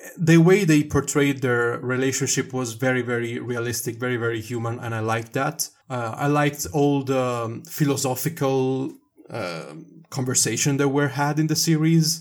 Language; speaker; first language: English; non-native, fluent; Italian